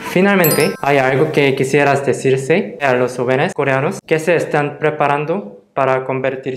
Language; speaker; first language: Spanish; non-native, fluent; Korean